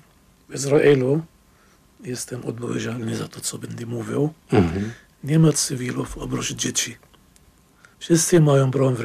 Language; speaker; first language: Polish; non-native, fluent; Arabic